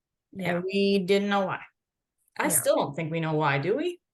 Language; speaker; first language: English; native; English